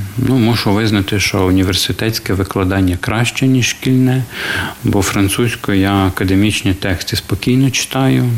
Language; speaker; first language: Ukrainian; native; Ukrainian